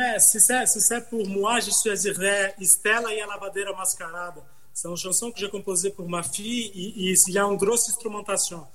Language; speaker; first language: French; non-native, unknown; Portuguese